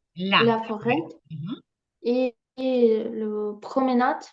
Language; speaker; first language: French; non-native, learner; Ukrainian